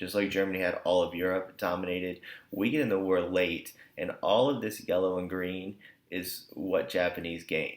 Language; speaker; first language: English; native; English